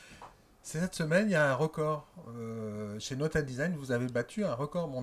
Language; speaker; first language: French; native; French